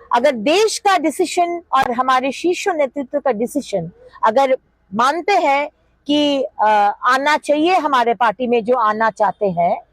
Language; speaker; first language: Hindi; non-native, local second language; Bangla